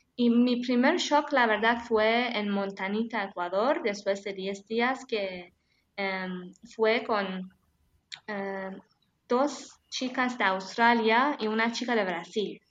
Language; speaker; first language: Spanish; non-native, fluent; Persian